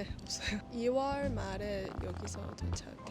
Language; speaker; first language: Korean; non-native, learner; Chinese